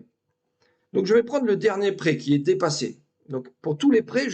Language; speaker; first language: French; native; French